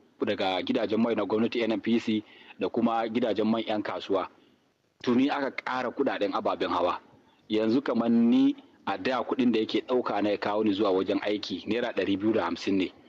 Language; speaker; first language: Hausa; native; Hausa